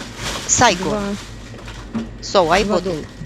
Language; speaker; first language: English; non-native, fluent; Russian